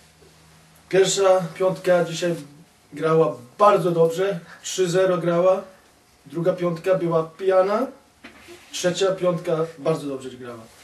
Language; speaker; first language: Polish; non-native, learner; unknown